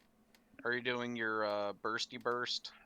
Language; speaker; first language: English; native; English